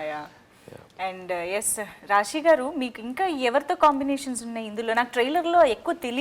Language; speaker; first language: Telugu; native; Telugu